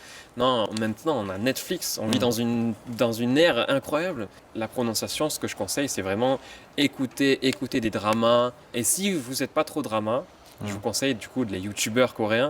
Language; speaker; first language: French; native; French